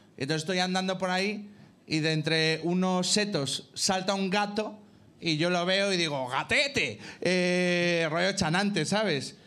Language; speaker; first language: Spanish; native; Spanish